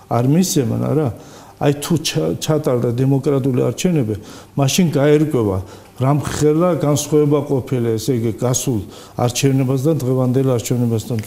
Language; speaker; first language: Georgian; non-native, local second language; Azerbaijani